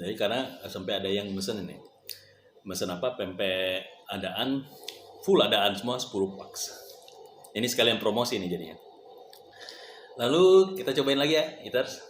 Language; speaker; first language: Indonesian; native; Indonesian